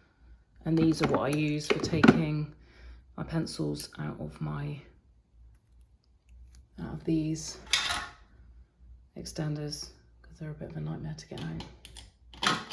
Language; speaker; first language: English; native; English